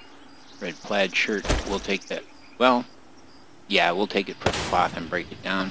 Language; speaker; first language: English; native; English